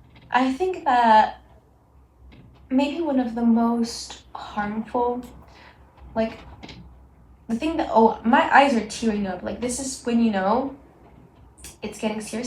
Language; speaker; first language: English; non-native, local second language; Arabic